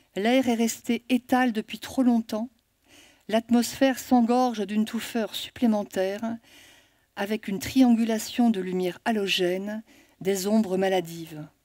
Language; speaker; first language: French; native; French